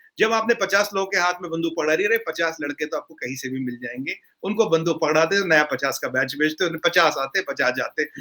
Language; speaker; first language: Hindi; non-native, local second language; Kashmiri